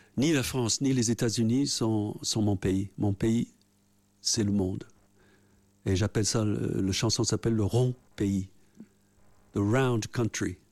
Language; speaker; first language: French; non-native, fluent; English